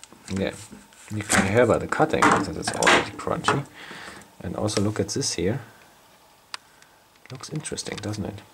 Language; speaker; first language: English; non-native, fluent; German